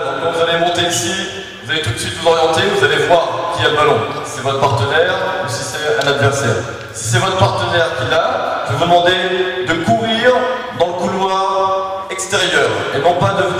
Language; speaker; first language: French; native; French